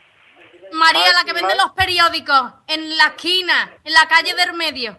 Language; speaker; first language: Spanish; native; Spanish